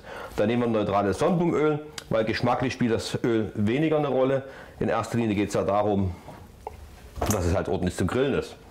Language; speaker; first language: German; native; German